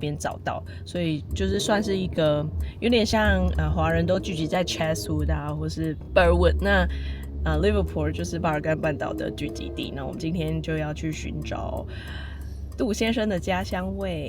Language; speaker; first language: Chinese; non-native, fluent; Serbian